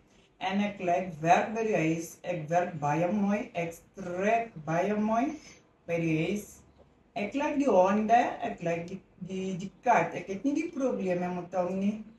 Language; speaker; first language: Afrikaans; non-native, local second language; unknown